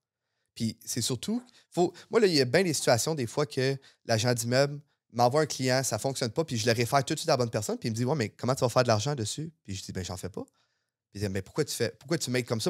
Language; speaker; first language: French; native; French